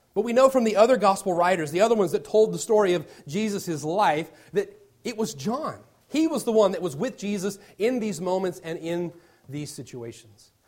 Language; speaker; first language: English; native; English